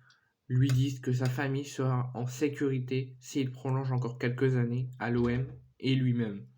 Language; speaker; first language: French; native; French